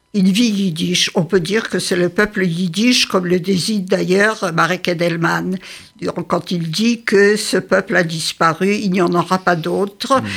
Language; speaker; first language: French; early bilingual, other home language; Yiddish